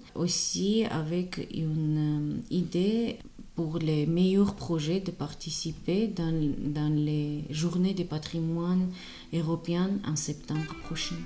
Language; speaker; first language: French; non-native, fluent; Armenian